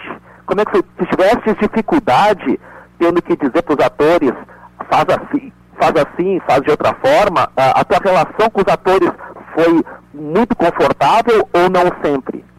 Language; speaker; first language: Portuguese; native; Portuguese